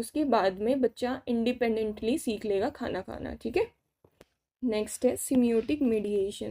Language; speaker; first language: Hindi; native; Hindi